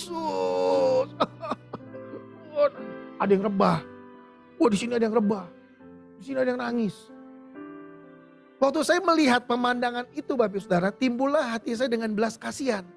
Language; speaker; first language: Indonesian; native; Indonesian